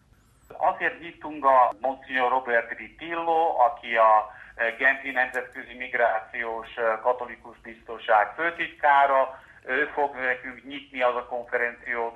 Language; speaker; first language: Hungarian; early bilingual, heritage; Hungarian